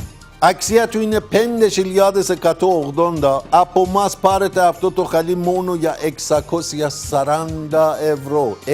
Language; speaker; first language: Greek; non-native, learner; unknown